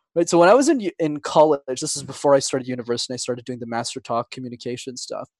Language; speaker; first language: English; non-native, fluent; Tamil